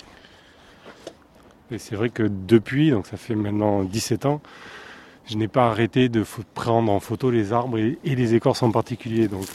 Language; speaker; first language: French; native; French